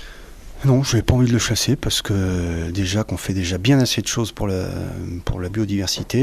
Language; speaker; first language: French; native; French